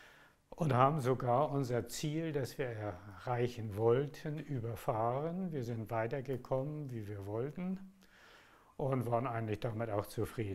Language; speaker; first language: German; native; German